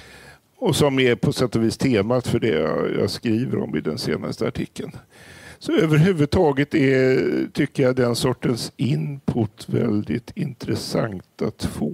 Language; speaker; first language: Swedish; native; Swedish